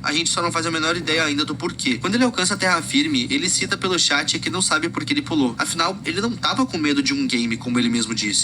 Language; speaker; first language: Portuguese; native; Portuguese